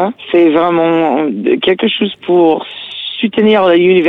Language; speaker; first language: French; non-native, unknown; English